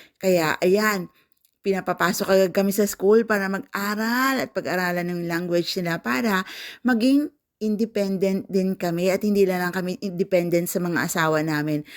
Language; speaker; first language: Filipino; non-native, local second language; Cebuano